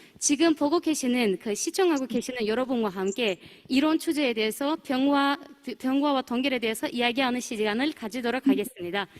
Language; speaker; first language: Korean; non-native, fluent; Turkish